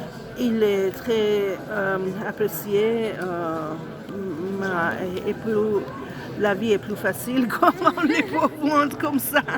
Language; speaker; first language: French; non-native, learner; Italian